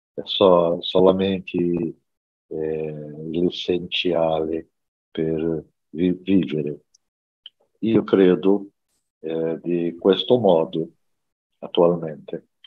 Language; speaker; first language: Italian; non-native, learner; Portuguese